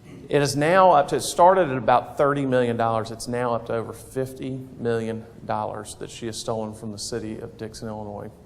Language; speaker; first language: English; native; English